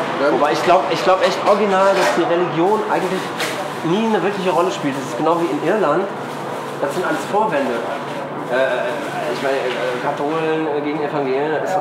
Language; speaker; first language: German; native; German